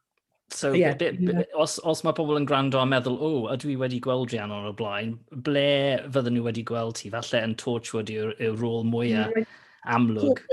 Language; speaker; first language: Welsh; non-native, fluent; English